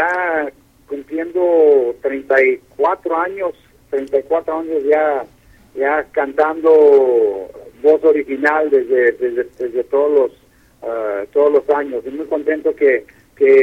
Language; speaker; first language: Spanish; early bilingual, heritage; Spanish